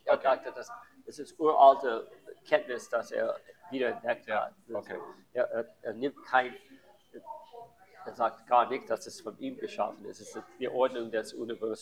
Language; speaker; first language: German; non-native, learner; English